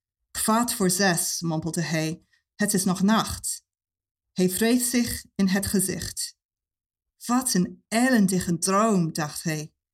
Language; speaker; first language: Dutch; non-native, fluent; English